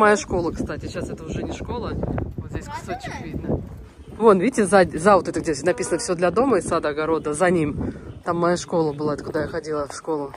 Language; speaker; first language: Russian; native; Russian